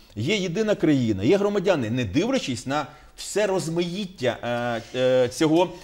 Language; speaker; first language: Ukrainian; native; Ukrainian